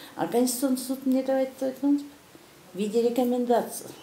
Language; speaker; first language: Russian; non-native, local second language; Kyrgyz